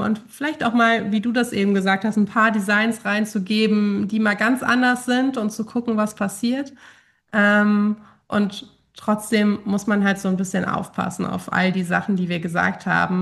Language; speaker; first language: German; native; German